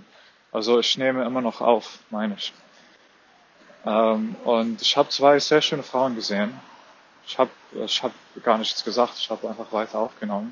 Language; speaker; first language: German; non-native, fluent; Arabic